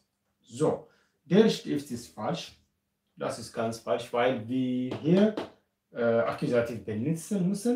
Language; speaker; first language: German; non-native, fluent; Amharic